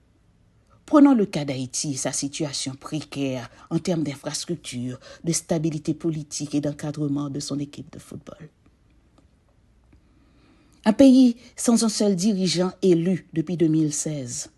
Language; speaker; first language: French; non-native, local second language; Haitian Creole